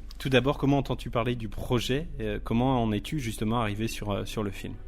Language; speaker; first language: French; native; French